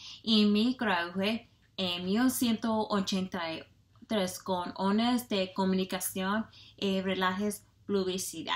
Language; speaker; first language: Spanish; non-native, learner; English